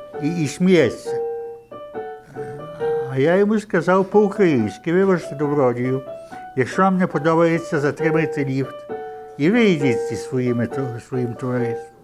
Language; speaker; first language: Ukrainian; early bilingual, heritage; Ukrainian